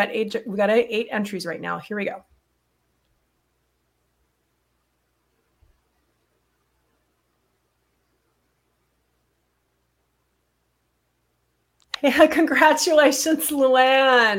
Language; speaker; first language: English; native; English